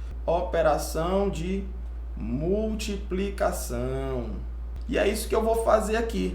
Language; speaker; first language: Portuguese; native; Portuguese